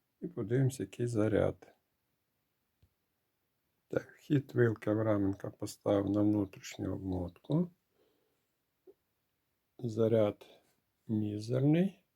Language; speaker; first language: Ukrainian; native; Ukrainian